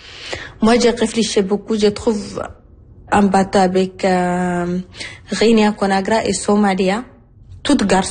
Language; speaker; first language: French; non-native, learner; Arabic